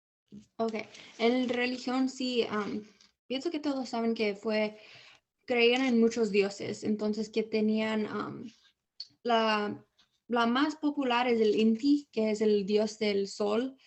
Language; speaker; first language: Spanish; early bilingual, heritage; Spanish